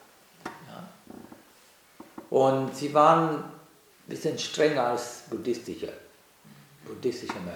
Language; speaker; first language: German; non-native, learner; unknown